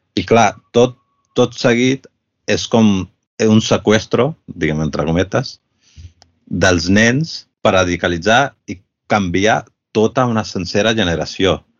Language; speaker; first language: Catalan; early bilingual, other home language; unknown